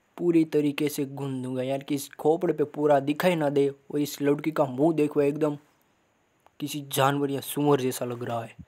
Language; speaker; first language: Hindi; non-native, local second language; Gujarati